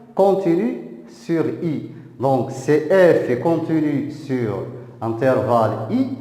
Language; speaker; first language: French; non-native, local second language; Arabic